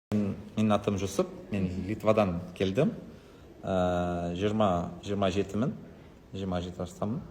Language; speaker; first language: Kazakh; non-native, learner; Lithuanian